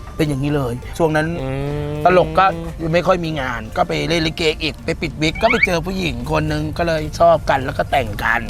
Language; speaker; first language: Thai; native; Thai